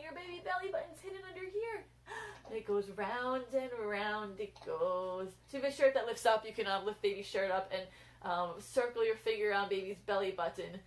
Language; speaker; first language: English; native; English